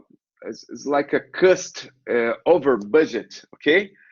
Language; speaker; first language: English; non-native, learner; Portuguese